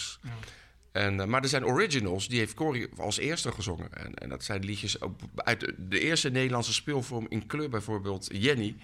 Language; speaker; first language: Dutch; native; Dutch